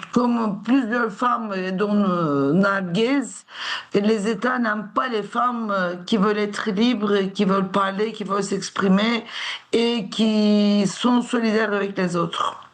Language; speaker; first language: French; non-native, fluent; Turkish